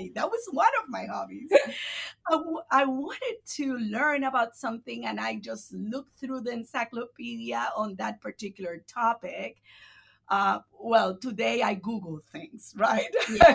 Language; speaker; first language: English; non-native, fluent; Spanish